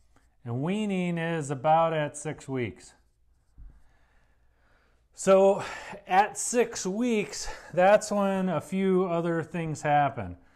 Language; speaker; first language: English; native; English